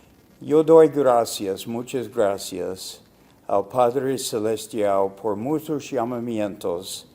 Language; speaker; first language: Spanish; non-native, fluent; English